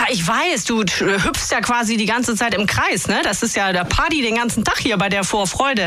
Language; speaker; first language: German; native; German